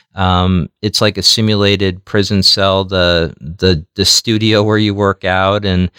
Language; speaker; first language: English; native; English